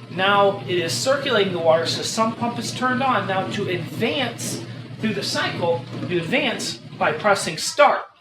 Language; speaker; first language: English; native; English